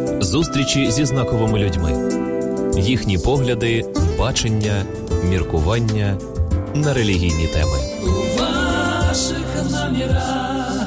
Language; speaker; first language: Ukrainian; native; Ukrainian